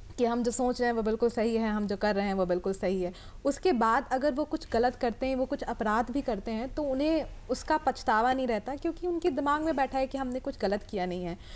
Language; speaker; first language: Hindi; native; Hindi